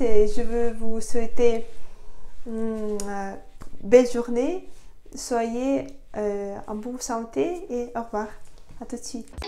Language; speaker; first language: French; non-native, fluent; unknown